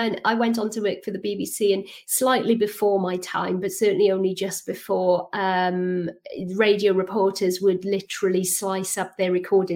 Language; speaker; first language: English; native; English